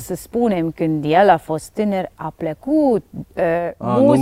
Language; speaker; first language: Romanian; non-native, learner; Dutch